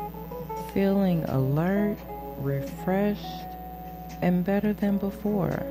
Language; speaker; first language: English; native; English